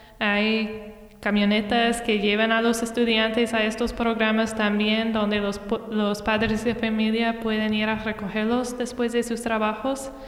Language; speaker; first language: Spanish; non-native, fluent; English